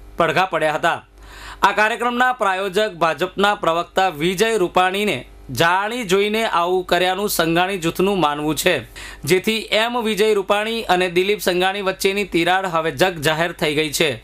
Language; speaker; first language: Gujarati; native; Gujarati